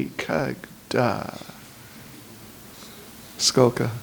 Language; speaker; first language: Russian; non-native, learner; English